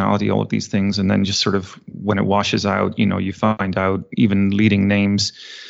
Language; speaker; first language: English; native; English